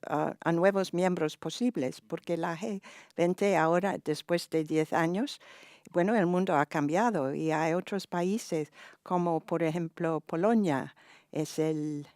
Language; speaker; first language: Spanish; non-native, fluent; English